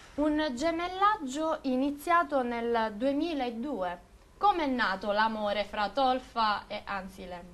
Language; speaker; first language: Italian; native; Italian